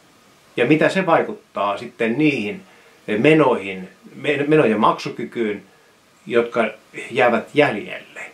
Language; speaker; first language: Finnish; native; Finnish